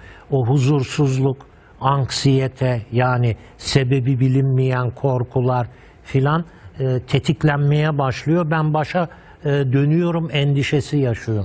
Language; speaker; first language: Turkish; native; Turkish